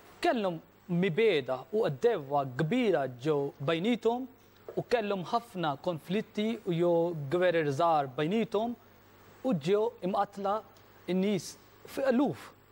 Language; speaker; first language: Maltese; non-native, fluent; Urdu